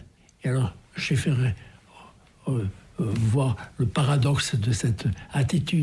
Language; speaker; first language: French; native; French